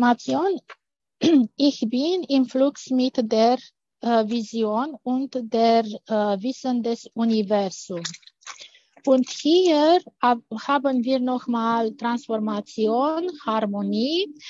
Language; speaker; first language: German; non-native, fluent; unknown